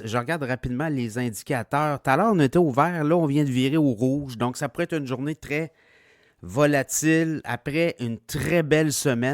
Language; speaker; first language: French; native; French